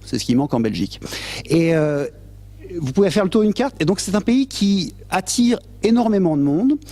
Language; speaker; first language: French; native; French